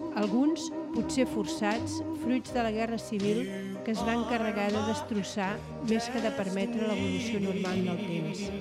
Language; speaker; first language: Catalan; native; Catalan